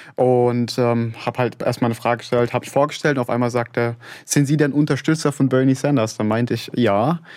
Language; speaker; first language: German; native; German